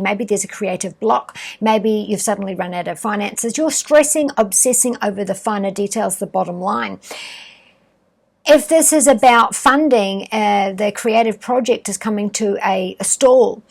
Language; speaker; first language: English; native; English